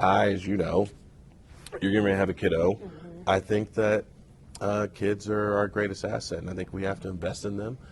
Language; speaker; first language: English; native; English